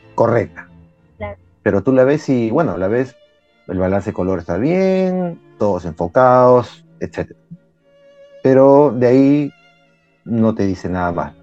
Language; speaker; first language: Spanish; native; Spanish